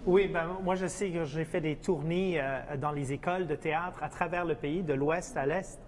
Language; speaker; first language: French; native; French